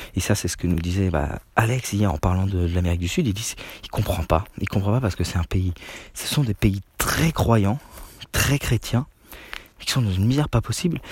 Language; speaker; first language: French; native; French